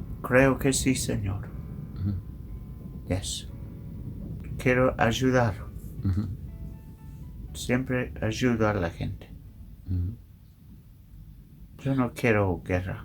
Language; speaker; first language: Spanish; non-native, learner; English